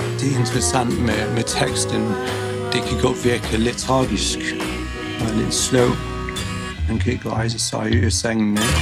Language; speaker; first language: Danish; non-native, fluent; English